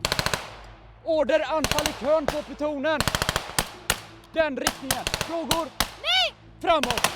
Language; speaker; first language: Swedish; native; Swedish